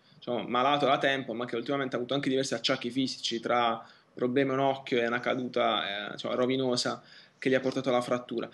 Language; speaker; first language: Italian; native; Italian